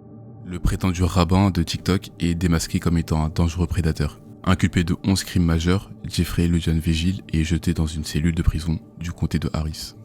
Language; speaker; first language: French; native; French